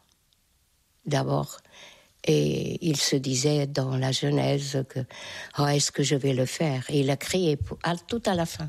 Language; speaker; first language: French; non-native, fluent; Hungarian